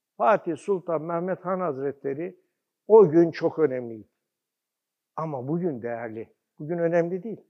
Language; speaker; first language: Turkish; early bilingual, heritage; Turkish